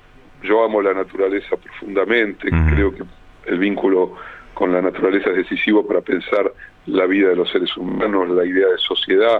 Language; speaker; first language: Spanish; native; Spanish